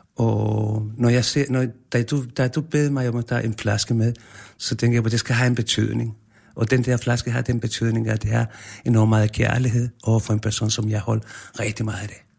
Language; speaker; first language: Danish; non-native, fluent; Spanish